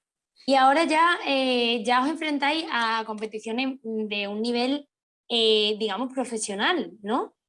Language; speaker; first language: Spanish; native; Spanish